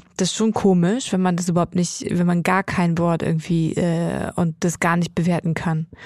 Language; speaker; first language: German; native; German